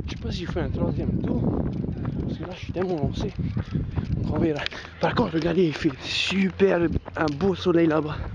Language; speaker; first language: French; native; French